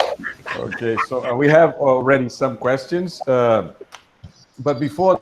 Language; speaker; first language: English; non-native, fluent; Portuguese